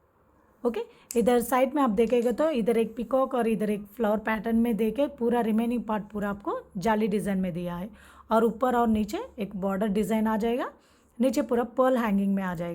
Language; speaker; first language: Hindi; non-native, local second language; Telugu